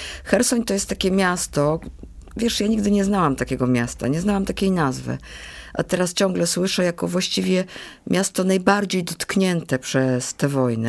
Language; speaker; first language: Polish; native; Polish